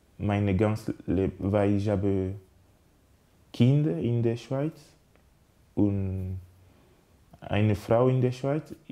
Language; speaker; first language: German; non-native, learner; French